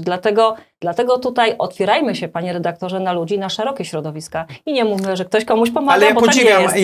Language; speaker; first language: Polish; native; Polish